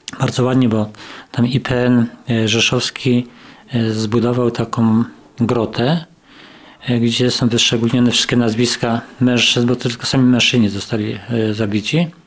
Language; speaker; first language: Polish; native; Polish